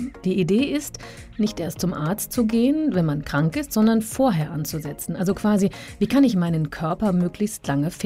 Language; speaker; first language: German; native; German